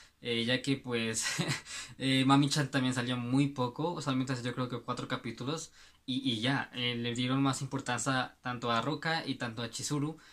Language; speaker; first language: Spanish; native; Spanish